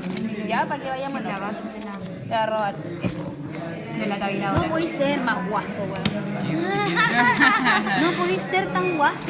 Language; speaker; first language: Spanish; native; Spanish